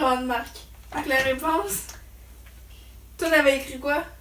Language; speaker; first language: French; native; French